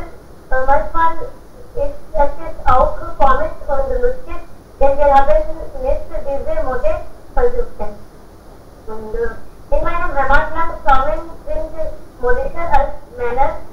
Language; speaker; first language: German; non-native, learner; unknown